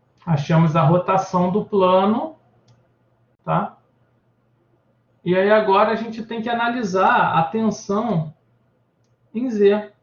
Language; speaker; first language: Portuguese; native; Portuguese